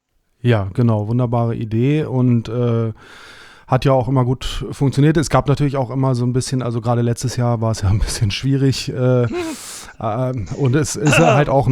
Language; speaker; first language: German; native; German